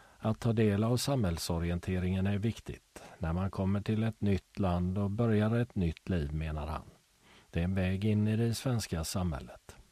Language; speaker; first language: Swedish; native; Swedish